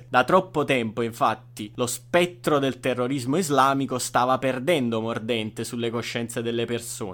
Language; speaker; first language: Italian; native; Italian